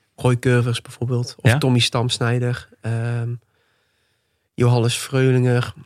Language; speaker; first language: Dutch; native; Dutch